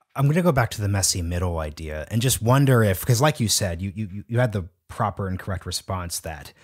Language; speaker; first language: English; native; English